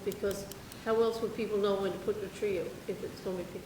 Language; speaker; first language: English; native; English